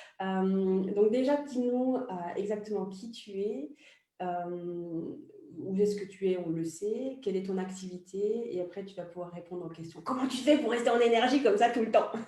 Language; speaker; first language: French; native; French